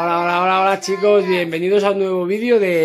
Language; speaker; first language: Spanish; native; Spanish